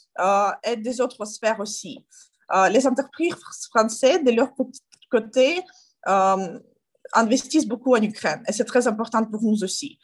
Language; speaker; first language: French; non-native, learner; Ukrainian